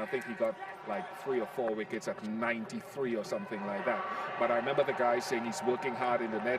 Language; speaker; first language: English; native; English